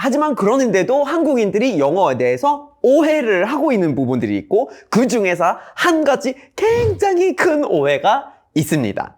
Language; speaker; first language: Korean; non-native, fluent; English